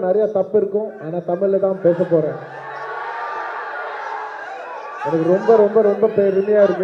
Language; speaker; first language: Tamil; non-native, local second language; Telugu